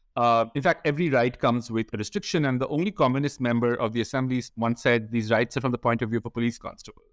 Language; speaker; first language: English; non-native, local second language; Hindi